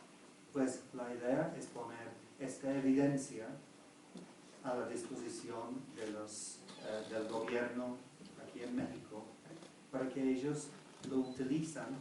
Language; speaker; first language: Spanish; non-native, fluent; English